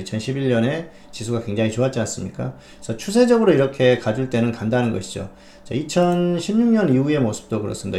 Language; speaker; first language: Korean; native; Korean